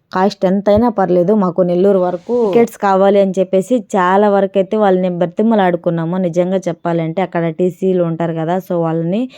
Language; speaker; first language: Telugu; native; Telugu